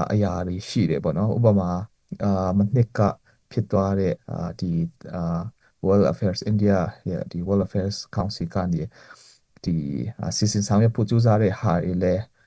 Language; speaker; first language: Burmese; non-native, local second language; Hakha Chin